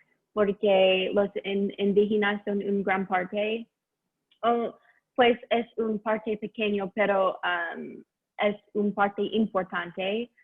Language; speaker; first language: Spanish; non-native, learner; English